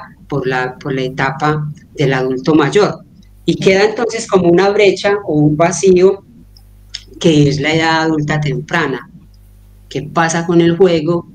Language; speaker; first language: Spanish; native; Spanish